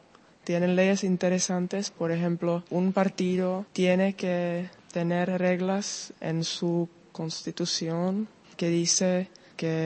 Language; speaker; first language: Spanish; non-native, fluent; Czech